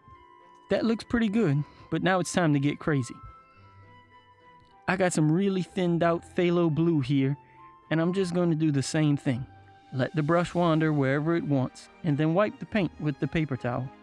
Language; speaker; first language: English; native; English